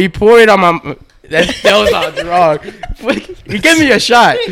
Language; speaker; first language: English; early bilingual, other home language; Spanish